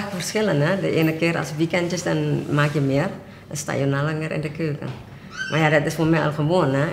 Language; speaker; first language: Dutch; early bilingual, other home language; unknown